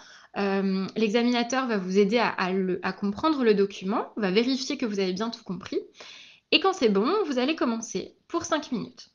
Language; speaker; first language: French; native; French